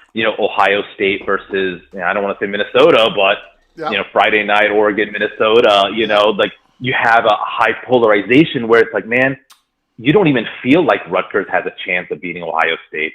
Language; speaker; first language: English; native; English